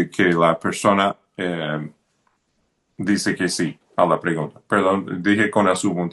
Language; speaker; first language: Spanish; non-native, fluent; English